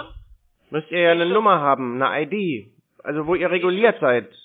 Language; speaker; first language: German; native; German